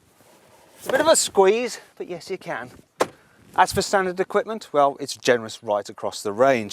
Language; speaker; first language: English; native; English